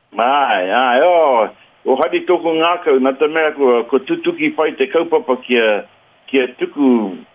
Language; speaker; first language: Māori; native; Māori